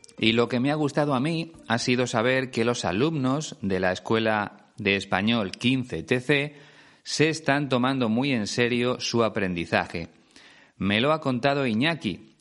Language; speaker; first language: Spanish; native; Spanish